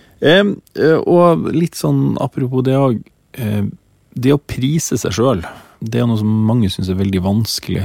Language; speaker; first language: Norwegian; native; Norwegian